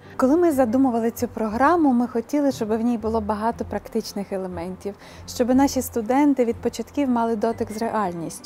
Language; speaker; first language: Ukrainian; native; Ukrainian